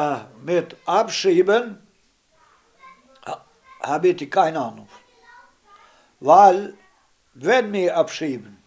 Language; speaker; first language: German; non-native, learner; Romany